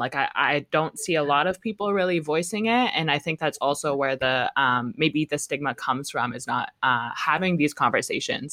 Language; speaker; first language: English; native; English